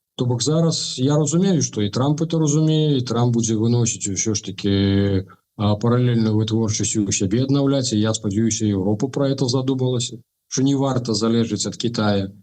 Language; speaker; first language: Russian; non-native, local second language; Belarusian